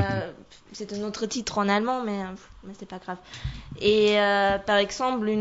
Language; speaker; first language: French; non-native, fluent; German